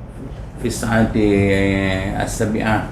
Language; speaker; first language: Arabic; non-native, learner; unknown